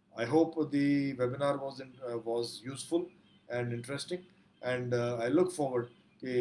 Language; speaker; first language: English; non-native, local second language; Punjabi